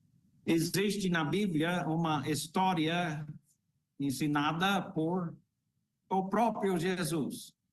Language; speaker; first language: Portuguese; non-native, fluent; English